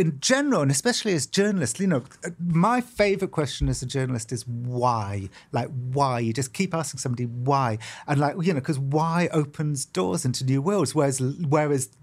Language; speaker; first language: English; native; English